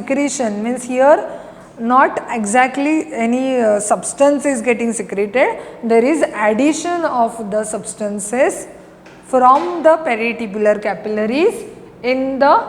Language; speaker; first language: English; non-native, local second language; Hindi